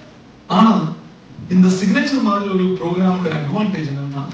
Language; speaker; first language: Tamil; non-native, local second language; Malayalam